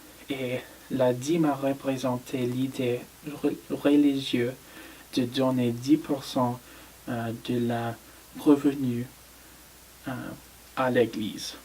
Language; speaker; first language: French; non-native, learner; English